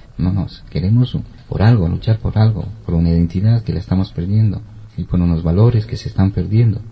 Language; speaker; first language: Spanish; native; Spanish